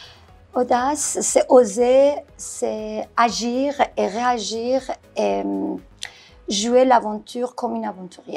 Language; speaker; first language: French; non-native, fluent; Persian